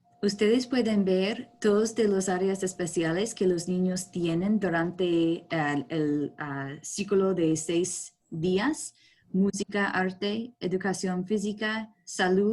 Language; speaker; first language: Spanish; non-native, learner; English